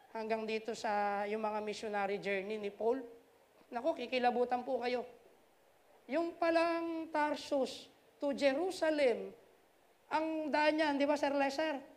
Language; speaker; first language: Filipino; native; Filipino